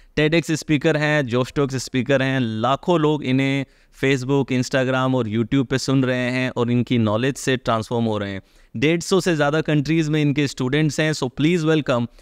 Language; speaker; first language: Hindi; native; Hindi